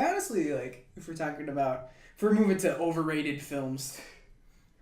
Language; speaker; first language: English; native; English